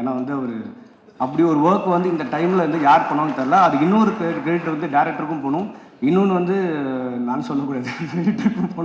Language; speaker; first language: Tamil; native; Tamil